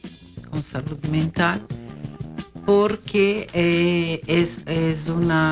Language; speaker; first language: Spanish; non-native, fluent; Portuguese